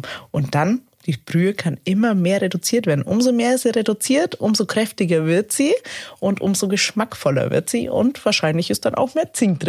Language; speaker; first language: German; native; German